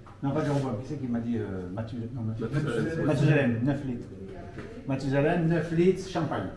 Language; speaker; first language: French; native; French